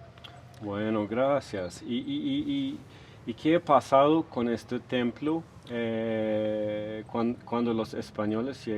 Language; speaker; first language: Spanish; non-native, fluent; Swedish